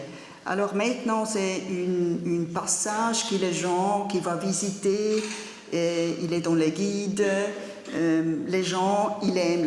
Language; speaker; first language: French; non-native, learner; German